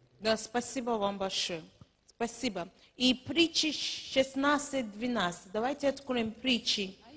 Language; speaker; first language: Russian; non-native, fluent; Yoruba